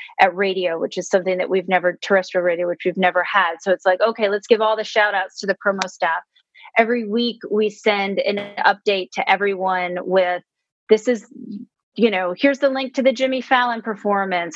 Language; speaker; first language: English; native; English